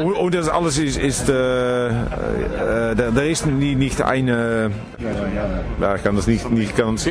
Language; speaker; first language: German; non-native, fluent; Dutch